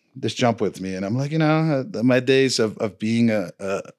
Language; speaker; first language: English; non-native, fluent; Spanish